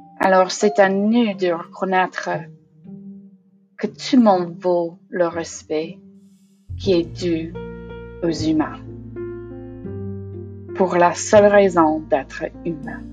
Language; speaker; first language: French; non-native, fluent; English